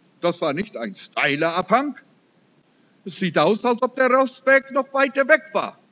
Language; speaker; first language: German; early bilingual, heritage; German